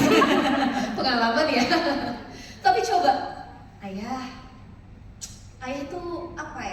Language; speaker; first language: Indonesian; native; Indonesian